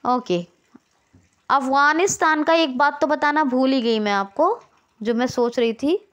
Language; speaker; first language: Hindi; native; Hindi